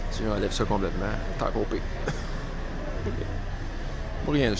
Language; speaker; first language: French; native; French